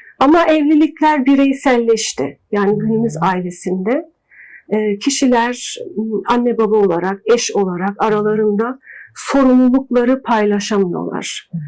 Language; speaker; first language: Turkish; early bilingual, heritage; Turkish